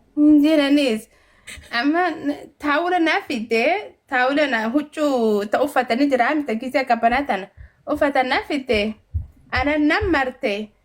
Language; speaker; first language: Oromo; early bilingual, heritage; Oromo